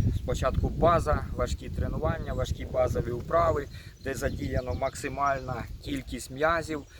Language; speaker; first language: Ukrainian; non-native, local second language; Russian